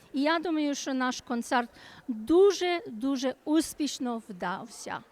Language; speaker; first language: Ukrainian; early bilingual, heritage; Ukrainian